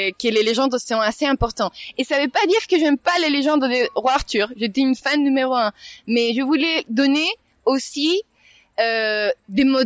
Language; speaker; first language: French; non-native, fluent; Spanish